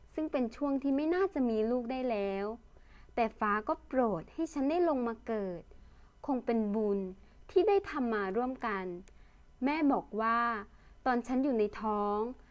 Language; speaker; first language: Thai; early bilingual, other home language; Lao